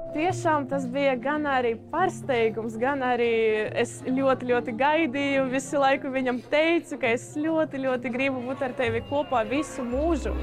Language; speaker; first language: Latvian; early bilingual, other home language; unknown